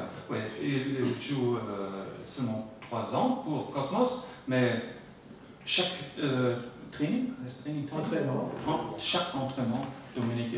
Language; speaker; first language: French; non-native, learner; German